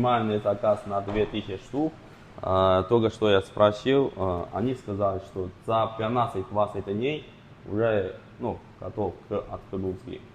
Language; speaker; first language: Russian; non-native, learner; Chinese